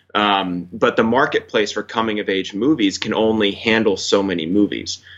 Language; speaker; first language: English; native; English